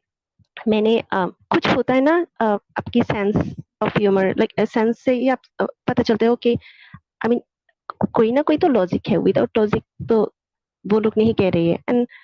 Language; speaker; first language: Hindi; non-native, fluent; Bangla